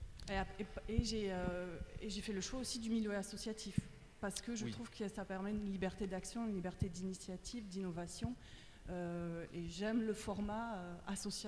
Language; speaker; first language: French; native; French